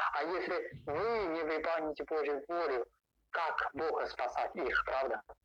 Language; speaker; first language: Russian; non-native, learner; Chinese